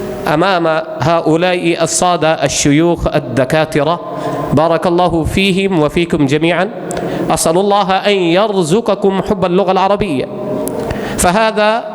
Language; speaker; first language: Arabic; non-native, fluent; Urdu